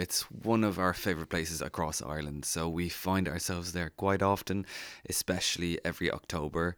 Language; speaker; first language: English; native; English